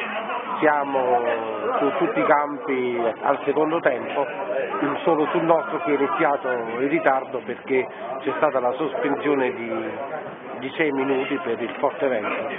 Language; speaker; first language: Italian; native; Italian